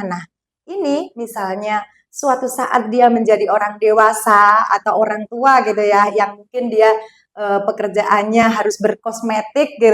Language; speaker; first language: Indonesian; non-native, local second language; Javanese